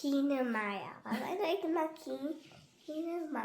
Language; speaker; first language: Albanian; early bilingual, heritage; Albanian